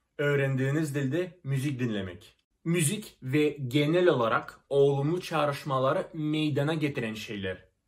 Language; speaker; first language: Turkish; non-native, fluent; Russian